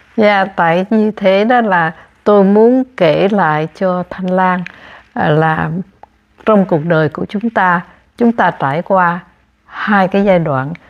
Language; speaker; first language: Vietnamese; native; Vietnamese